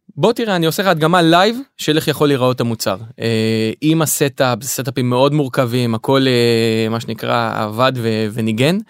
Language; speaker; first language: Hebrew; native; Hebrew